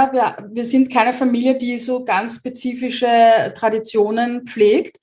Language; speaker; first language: German; native; German